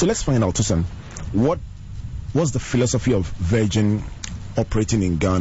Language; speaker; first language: English; non-native, local second language; Akan